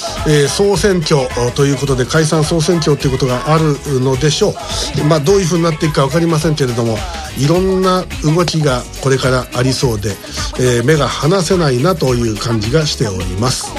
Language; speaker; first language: Japanese; native; Japanese